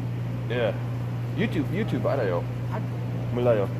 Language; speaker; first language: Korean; non-native, learner; English